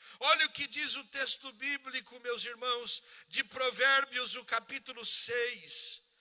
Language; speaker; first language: Portuguese; native; Portuguese